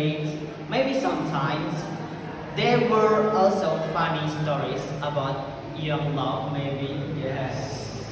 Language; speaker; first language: English; non-native, learner; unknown